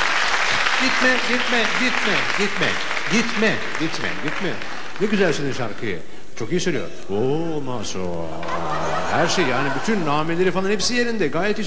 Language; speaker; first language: Turkish; native; Turkish